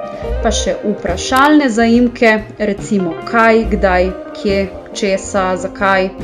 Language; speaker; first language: Slovenian; native; Slovenian